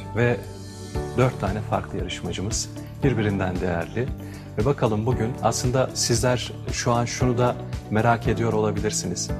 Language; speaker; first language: Turkish; native; Turkish